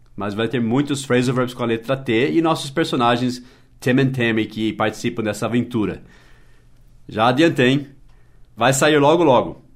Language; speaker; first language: Portuguese; non-native, fluent; English